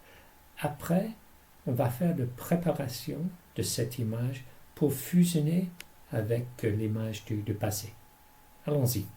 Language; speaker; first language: French; non-native, fluent; English